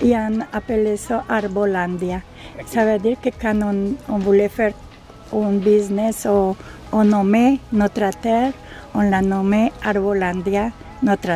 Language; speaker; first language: French; non-native, learner; Spanish